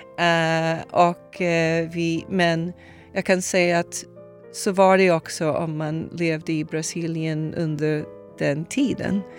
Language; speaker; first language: Swedish; non-native, fluent; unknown